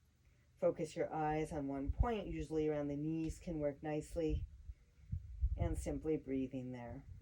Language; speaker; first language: English; native; English